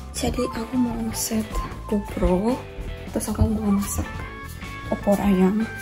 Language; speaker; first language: Indonesian; native; Indonesian